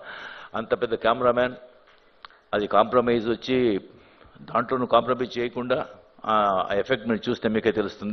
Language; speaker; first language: Telugu; non-native, fluent; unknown